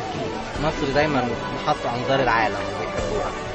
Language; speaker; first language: Arabic; native; Arabic